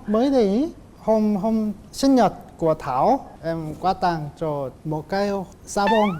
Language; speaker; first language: Vietnamese; non-native, learner; Korean